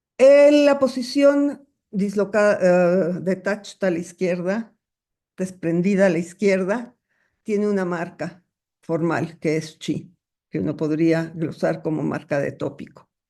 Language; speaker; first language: Spanish; non-native, fluent; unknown